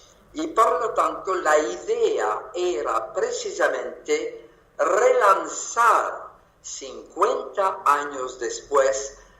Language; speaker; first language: Spanish; non-native, fluent; French